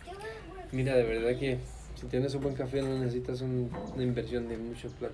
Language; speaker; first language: Spanish; native; Spanish